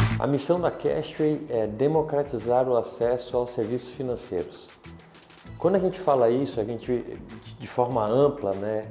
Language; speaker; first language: Portuguese; native; Portuguese